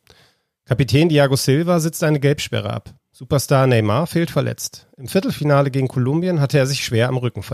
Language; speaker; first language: German; native; German